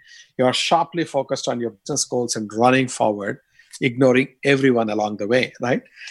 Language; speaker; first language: English; non-native, local second language; Tamil